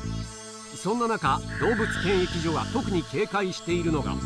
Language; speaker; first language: Japanese; native; Japanese